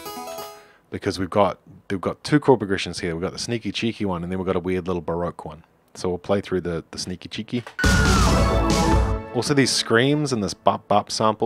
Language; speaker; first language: English; native; English